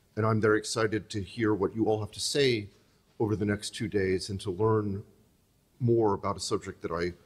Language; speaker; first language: English; native; English